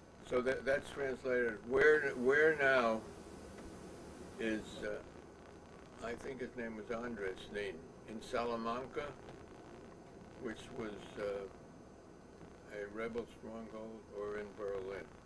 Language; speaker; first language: English; native; English